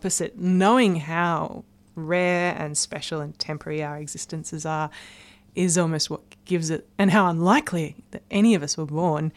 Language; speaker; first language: English; native; English